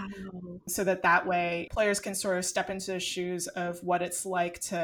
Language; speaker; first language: English; non-native, local second language; Cantonese